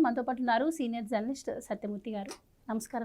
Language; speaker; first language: Telugu; native; Telugu